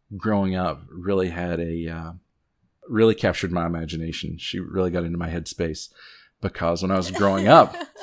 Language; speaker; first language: English; native; English